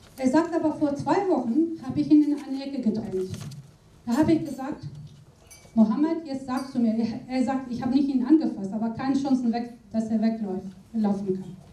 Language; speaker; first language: German; non-native, fluent; Aramaic